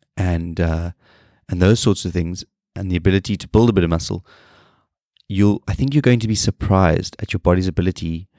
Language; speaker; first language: English; native; English